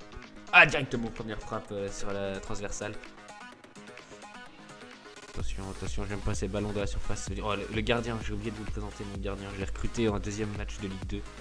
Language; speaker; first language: French; native; French